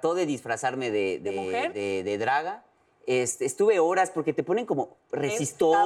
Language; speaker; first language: Spanish; native; Spanish